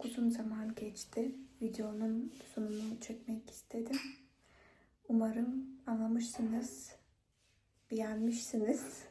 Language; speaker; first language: Turkish; non-native, fluent; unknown